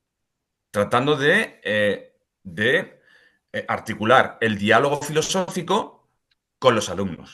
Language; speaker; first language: Spanish; native; Spanish